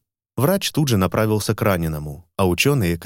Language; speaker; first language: Russian; native; Russian